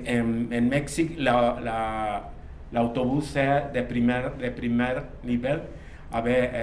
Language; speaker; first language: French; non-native, learner; Spanish